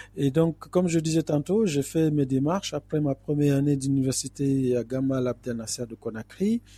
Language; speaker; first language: French; non-native, local second language; Fula